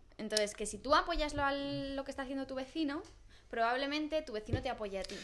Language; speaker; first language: Spanish; native; Spanish